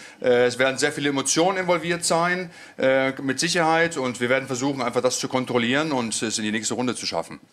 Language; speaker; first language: German; native; German